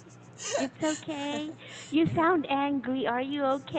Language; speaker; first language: English; non-native, fluent; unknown